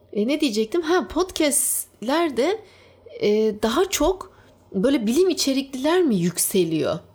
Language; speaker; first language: Turkish; native; Turkish